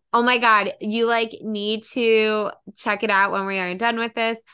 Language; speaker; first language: English; native; English